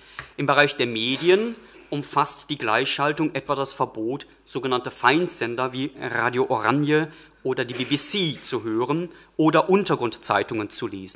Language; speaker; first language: German; native; German